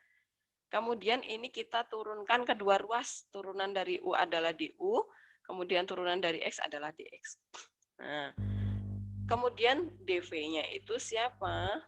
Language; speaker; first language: Indonesian; native; Indonesian